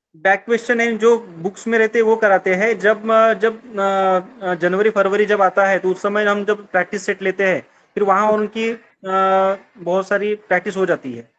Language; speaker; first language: Hindi; non-native, local second language; Marathi